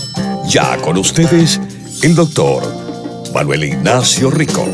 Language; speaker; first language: Spanish; native; Spanish